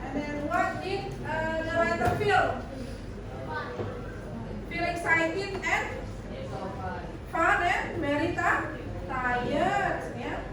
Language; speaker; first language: English; non-native, fluent; Indonesian